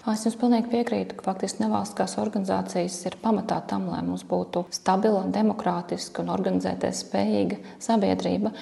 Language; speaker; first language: Latvian; native; Latvian